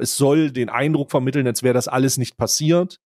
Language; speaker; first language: German; native; German